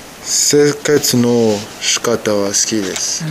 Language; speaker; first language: Japanese; non-native, learner; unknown